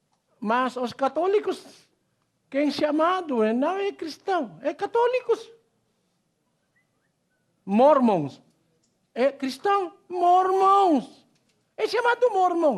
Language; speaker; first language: Portuguese; non-native, learner; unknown